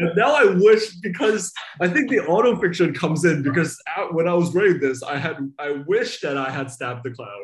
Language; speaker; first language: English; non-native, local second language; Cantonese